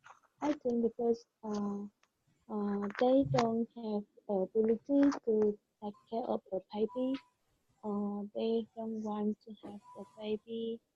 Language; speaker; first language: English; non-native, learner; Vietnamese